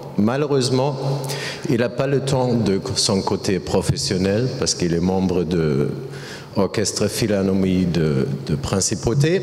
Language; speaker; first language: French; non-native, learner; German